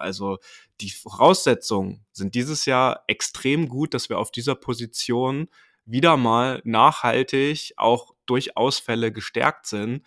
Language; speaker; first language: German; native; German